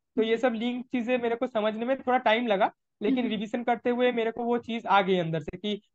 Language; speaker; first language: Hindi; non-native, local second language; Bangla